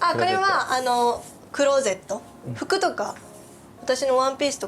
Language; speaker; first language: Japanese; native; Japanese